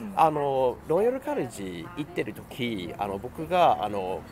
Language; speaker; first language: Japanese; non-native, fluent; English